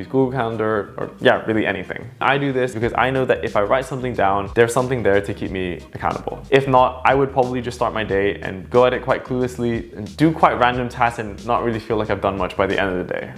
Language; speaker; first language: English; native; English